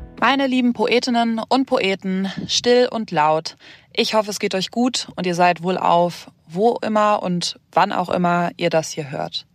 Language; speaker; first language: German; native; German